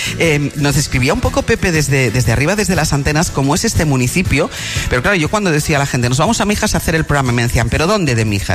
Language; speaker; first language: Spanish; native; Spanish